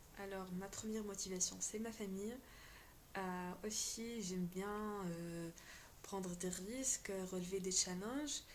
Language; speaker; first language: French; non-native, local second language; Arabic